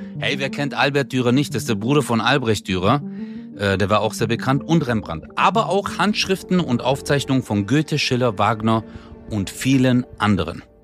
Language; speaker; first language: German; early bilingual, other home language; Turkish